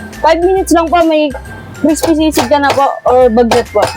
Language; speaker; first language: Filipino; native; Filipino